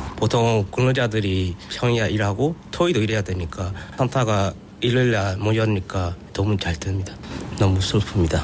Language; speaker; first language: Korean; non-native, fluent; Burmese